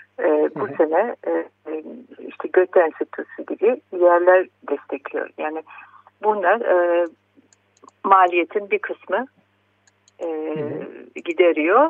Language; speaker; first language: Turkish; non-native, fluent; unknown